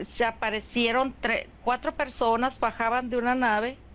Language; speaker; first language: Spanish; native; Spanish